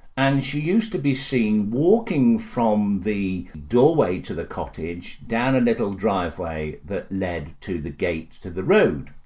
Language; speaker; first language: English; native; English